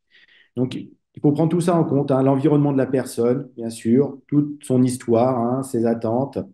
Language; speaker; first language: French; native; French